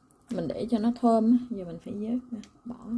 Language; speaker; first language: Vietnamese; native; Vietnamese